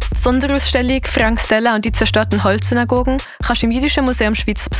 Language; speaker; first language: German; native; German